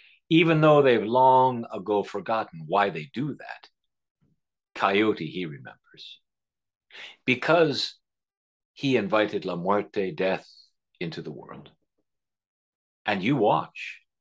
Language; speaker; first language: English; native; English